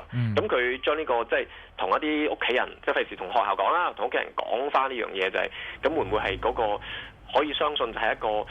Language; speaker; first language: Cantonese; native; Cantonese